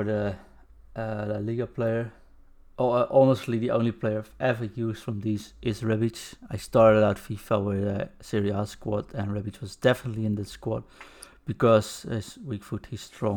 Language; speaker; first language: English; non-native, fluent; Dutch